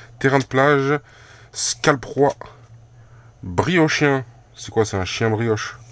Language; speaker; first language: French; native; French